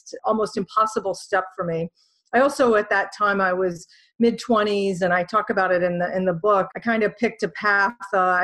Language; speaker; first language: English; native; English